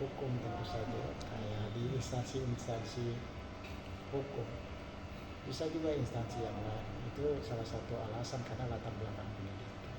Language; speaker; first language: Indonesian; native; Indonesian